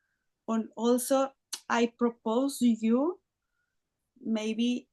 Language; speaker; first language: English; non-native, learner; Spanish